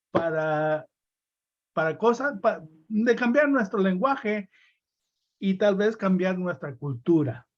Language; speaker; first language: Spanish; early bilingual, heritage; Spanish